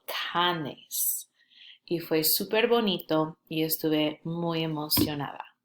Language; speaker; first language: Spanish; non-native, fluent; English